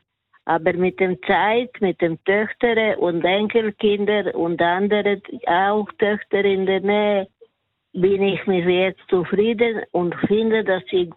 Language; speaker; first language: German; non-native, learner; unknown